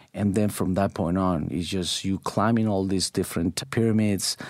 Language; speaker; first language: English; non-native, fluent; Spanish